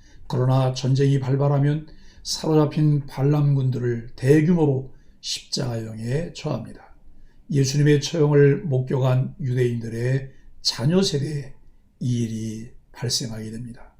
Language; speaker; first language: Korean; native; Korean